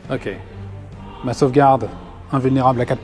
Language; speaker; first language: French; native; French